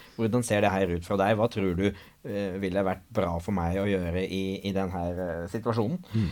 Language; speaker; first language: Norwegian; native; Norwegian